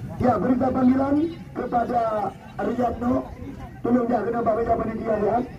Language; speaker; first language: Indonesian; non-native, local second language; Achinese